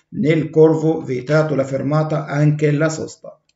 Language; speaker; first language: Italian; non-native, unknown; Arabic